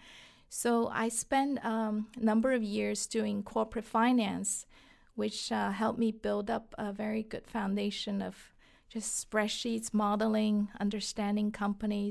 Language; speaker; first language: English; non-native, fluent; Chinese